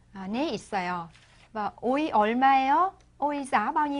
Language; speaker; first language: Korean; non-native, fluent; Vietnamese